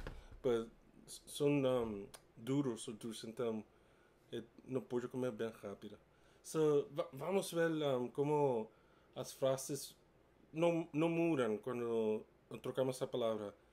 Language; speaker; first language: Portuguese; non-native, learner; English